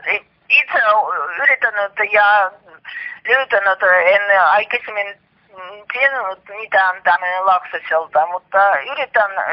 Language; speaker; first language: Finnish; non-native, learner; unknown